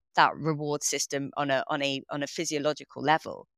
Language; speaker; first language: English; native; English